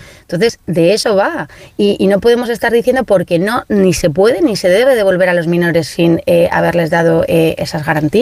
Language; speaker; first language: Spanish; native; Spanish